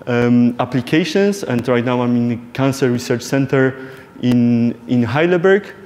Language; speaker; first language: English; non-native, fluent; Polish